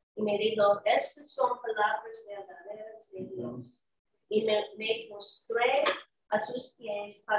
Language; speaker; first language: Spanish; non-native, learner; English